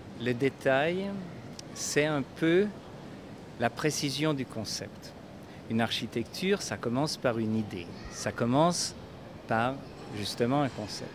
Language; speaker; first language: French; native; French